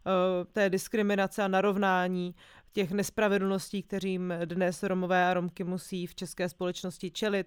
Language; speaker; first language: Czech; native; Czech